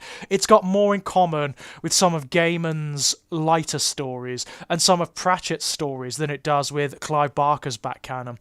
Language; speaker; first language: English; native; English